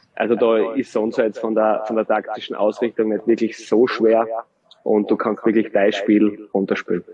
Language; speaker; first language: German; native; German